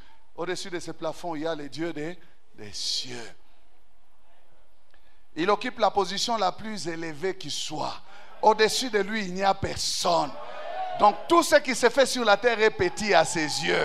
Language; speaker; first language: French; non-native, local second language; Swahili